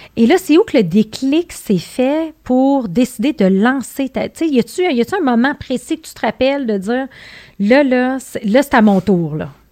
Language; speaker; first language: French; native; French